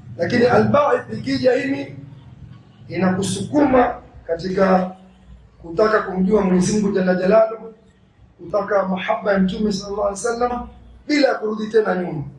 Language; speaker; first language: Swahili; native; Swahili